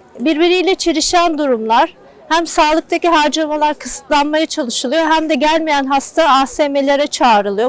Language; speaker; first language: Turkish; non-native, local second language; Kurdish